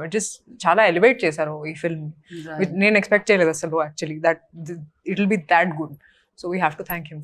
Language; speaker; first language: Telugu; non-native, fluent; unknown